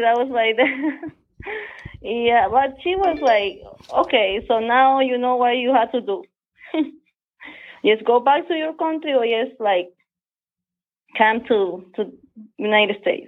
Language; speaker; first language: English; non-native, learner; Spanish